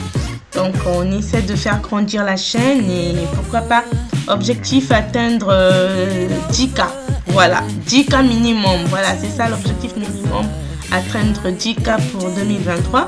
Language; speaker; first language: French; native; French